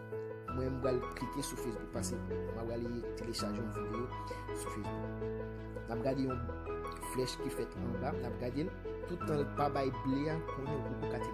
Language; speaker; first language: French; non-native, local second language; Haitian Creole